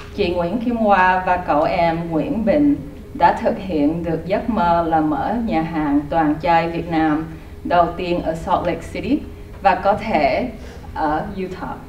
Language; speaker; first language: Vietnamese; early bilingual, heritage; Vietnamese